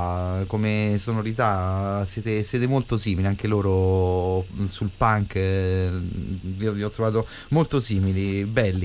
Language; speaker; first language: Italian; native; Italian